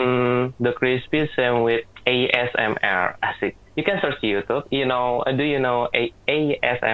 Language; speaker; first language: English; non-native, learner; Indonesian